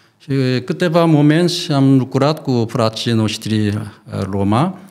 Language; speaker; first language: Romanian; non-native, learner; Korean